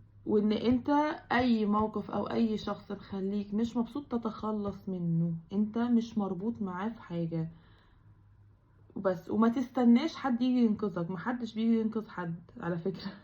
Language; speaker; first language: Arabic; native; Arabic